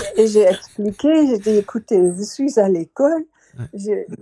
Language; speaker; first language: French; non-native, fluent; Dutch